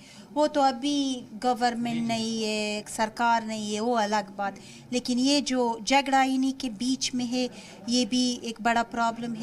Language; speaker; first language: Hindi; non-native, fluent; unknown